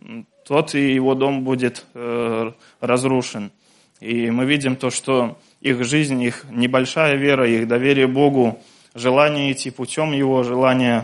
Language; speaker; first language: Russian; native; Russian